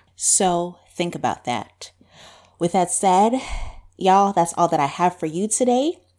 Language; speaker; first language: English; non-native, local second language; Bemba